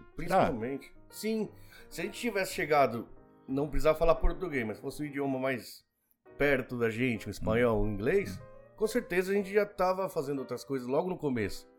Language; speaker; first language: Portuguese; early bilingual, other home language; Spanish